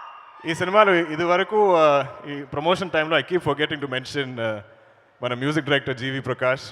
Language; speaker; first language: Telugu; non-native, learner; Malayalam